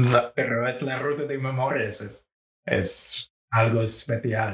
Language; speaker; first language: Spanish; non-native, fluent; English